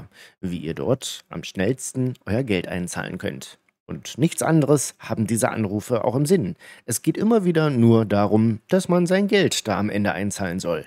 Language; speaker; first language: German; native; German